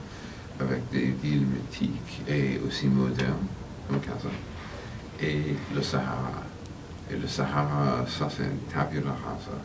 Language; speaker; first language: French; non-native, fluent; English